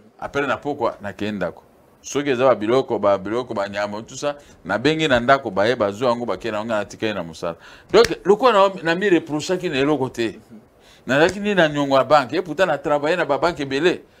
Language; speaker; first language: Lingala; native; Lingala